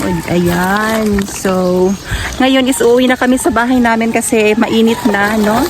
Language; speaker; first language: Filipino; non-native, local second language; Cebuano